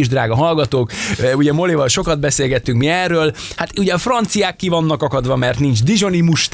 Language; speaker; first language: Hungarian; native; Hungarian